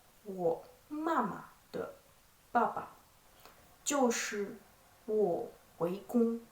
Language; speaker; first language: Chinese; non-native, fluent; French